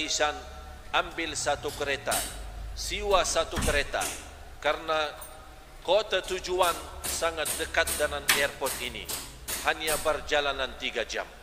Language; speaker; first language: Malay; non-native, fluent; Arabic